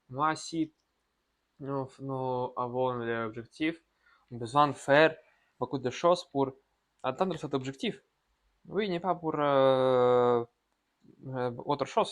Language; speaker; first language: French; non-native, learner; Russian